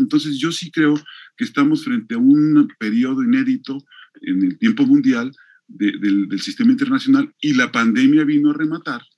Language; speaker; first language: Spanish; native; Spanish